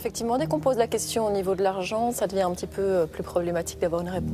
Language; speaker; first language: French; native; French